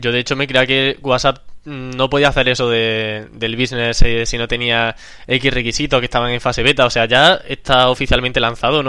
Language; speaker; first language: Spanish; native; Spanish